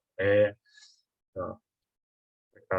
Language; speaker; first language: Bulgarian; non-native, learner; Italian